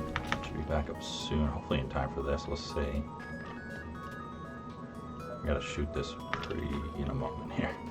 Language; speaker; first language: English; native; English